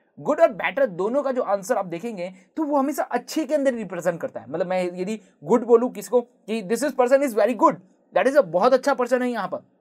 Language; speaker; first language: Hindi; native; Hindi